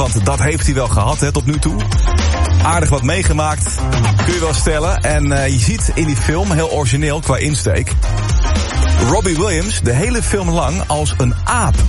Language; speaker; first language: Dutch; native; Dutch